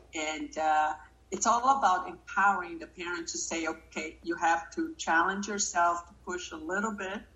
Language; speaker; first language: English; non-native, fluent; Portuguese